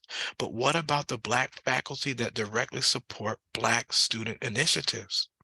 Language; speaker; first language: English; native; English